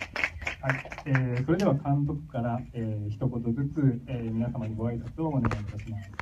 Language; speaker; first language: Japanese; native; Japanese